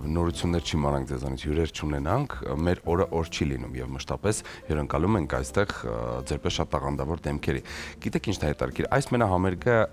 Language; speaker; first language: Armenian; native; Armenian